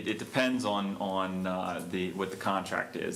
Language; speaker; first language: English; native; English